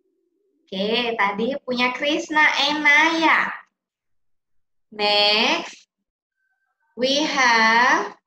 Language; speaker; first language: English; non-native, learner; Indonesian